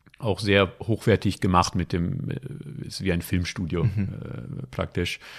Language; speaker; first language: German; non-native, fluent; Italian